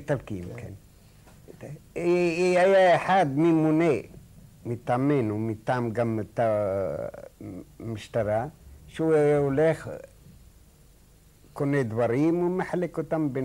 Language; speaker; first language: Hebrew; non-native, fluent; Arabic